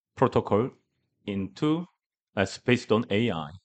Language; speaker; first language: English; non-native, learner; Korean